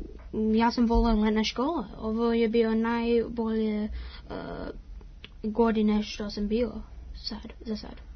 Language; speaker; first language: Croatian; early bilingual, heritage; Croatian